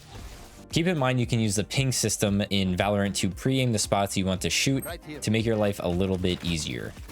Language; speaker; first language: English; native; English